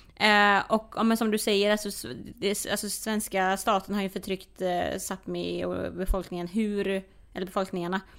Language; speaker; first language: Swedish; native; Swedish